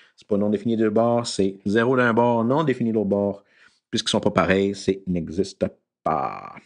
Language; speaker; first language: French; native; French